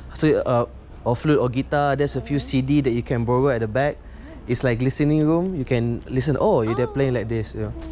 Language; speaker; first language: English; non-native, local second language; Malay